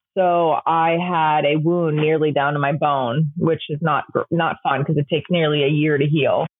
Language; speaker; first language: English; native; English